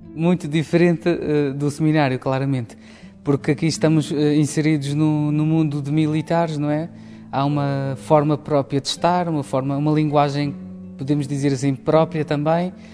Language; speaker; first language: Portuguese; native; Portuguese